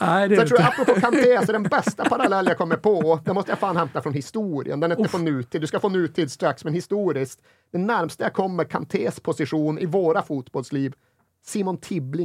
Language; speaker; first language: Swedish; native; Swedish